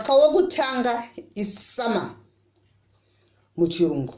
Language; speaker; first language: Shona; native; Shona